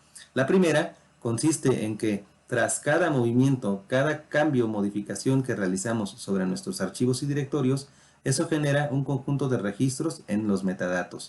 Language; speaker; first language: Spanish; native; Spanish